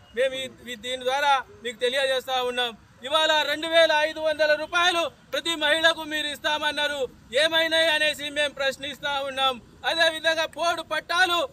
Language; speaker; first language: Telugu; non-native, local second language; Lambadi